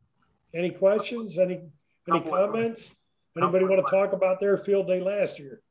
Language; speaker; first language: English; native; English